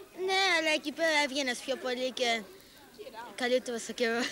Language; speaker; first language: Greek; early bilingual, heritage; Greek